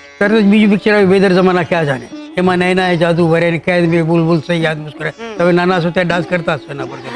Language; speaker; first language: Gujarati; non-native, local second language; Kachhi